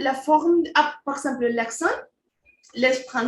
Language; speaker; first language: French; non-native, fluent; Spanish